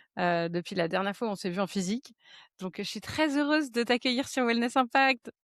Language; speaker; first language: French; native; French